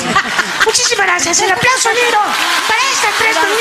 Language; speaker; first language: Spanish; native; Spanish